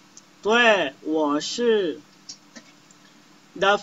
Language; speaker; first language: Chinese; non-native, fluent; Indonesian